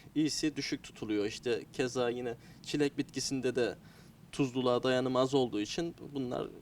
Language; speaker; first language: Turkish; native; Turkish